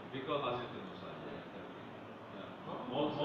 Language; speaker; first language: English; non-native, fluent; Turkish